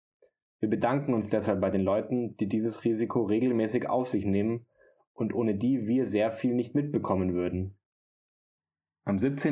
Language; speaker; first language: German; native; German